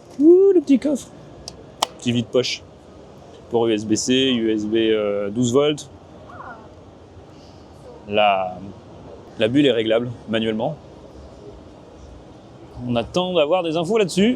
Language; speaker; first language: French; native; French